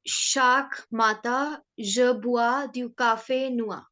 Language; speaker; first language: French; non-native, learner; Hindi